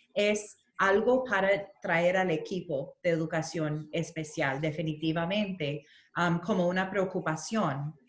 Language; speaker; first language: Spanish; early bilingual, heritage; Spanish